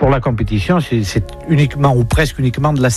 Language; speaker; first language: French; native; French